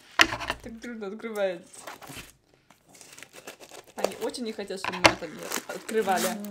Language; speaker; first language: Russian; early bilingual, heritage; Russian